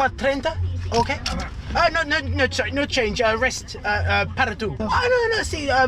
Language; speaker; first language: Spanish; non-native, learner; English